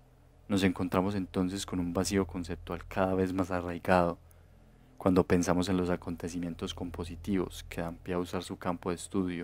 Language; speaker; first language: Spanish; native; Spanish